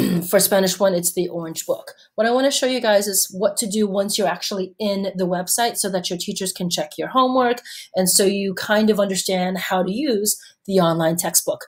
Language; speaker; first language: English; native; English